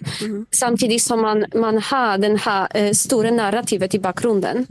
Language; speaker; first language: Swedish; non-native, fluent; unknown